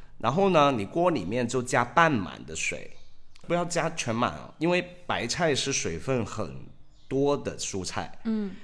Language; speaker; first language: Chinese; non-native, local second language; Cantonese